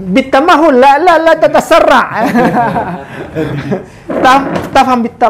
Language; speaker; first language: Arabic; non-native, fluent; Indonesian